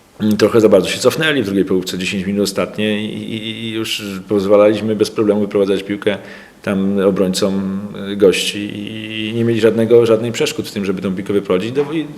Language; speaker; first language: Polish; native; Polish